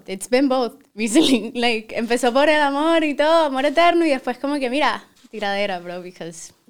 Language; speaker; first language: English; early bilingual, other home language; Spanish